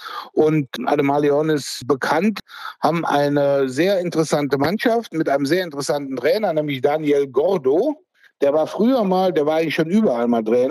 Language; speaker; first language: German; native; German